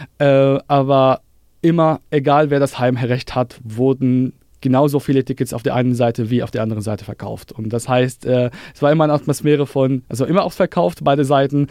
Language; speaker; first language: German; non-native, fluent; Arabic